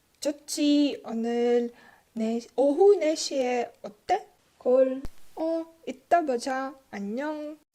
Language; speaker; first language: Korean; non-native, learner; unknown